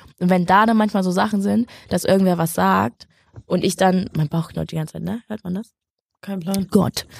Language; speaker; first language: German; native; German